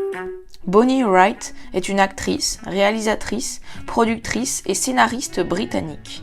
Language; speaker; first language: French; native; French